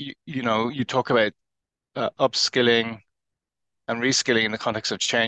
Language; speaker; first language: English; native; English